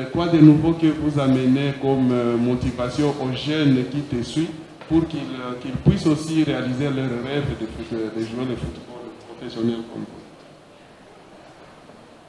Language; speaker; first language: French; non-native, fluent; Swahili